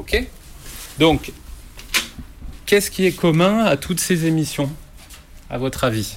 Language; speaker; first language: French; native; French